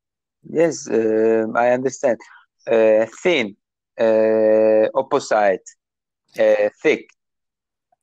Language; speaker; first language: English; non-native, learner; Turkish